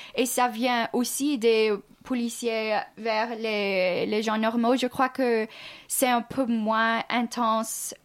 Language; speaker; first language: French; non-native, fluent; English